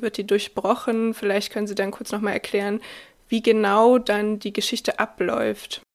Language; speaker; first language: German; native; German